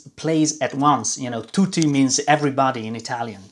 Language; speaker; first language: English; non-native, fluent; Italian